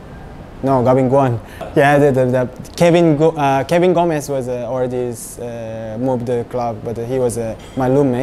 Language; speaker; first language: English; non-native, learner; Japanese